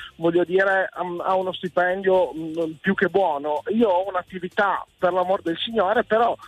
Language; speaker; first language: Italian; native; Italian